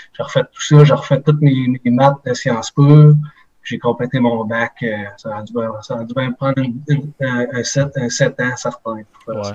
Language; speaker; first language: French; native; French